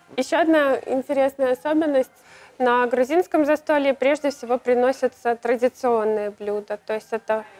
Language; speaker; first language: Russian; native; Russian